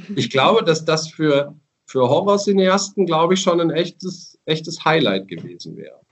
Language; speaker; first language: German; native; German